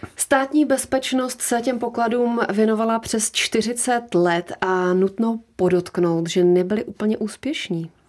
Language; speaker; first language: Czech; native; Czech